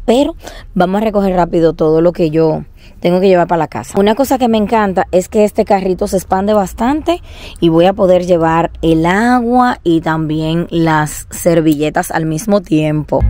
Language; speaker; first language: Spanish; native; Spanish